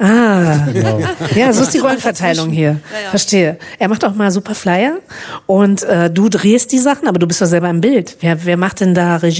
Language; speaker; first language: German; native; German